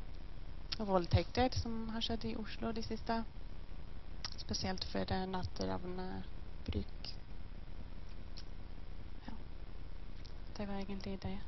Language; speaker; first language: Norwegian; non-native, learner; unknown